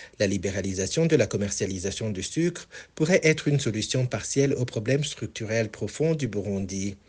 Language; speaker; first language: French; non-native, local second language; Rundi